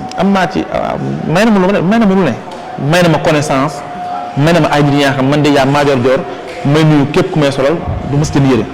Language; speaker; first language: Wolof; native; Wolof